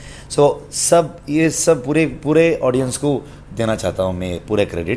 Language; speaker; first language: Hindi; non-native, local second language; Kannada